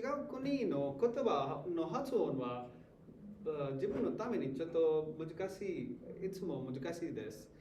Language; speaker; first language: Japanese; non-native, learner; Hindi